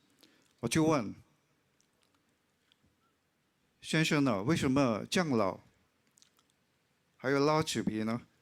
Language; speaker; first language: Chinese; non-native, local second language; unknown